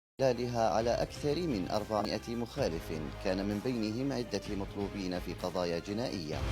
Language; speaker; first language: Arabic; native; Arabic